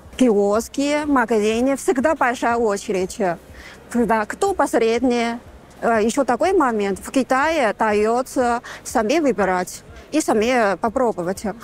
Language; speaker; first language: Russian; non-native, fluent; Chinese